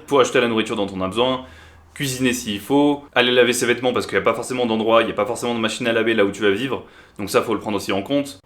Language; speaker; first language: French; native; French